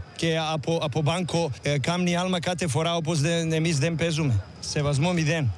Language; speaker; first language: Greek; non-native, learner; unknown